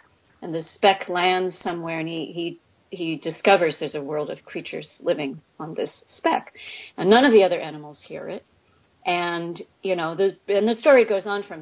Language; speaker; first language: English; native; English